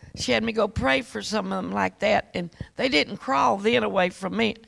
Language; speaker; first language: English; native; English